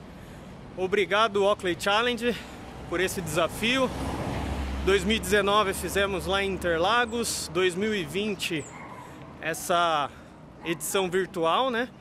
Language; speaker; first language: Portuguese; native; Portuguese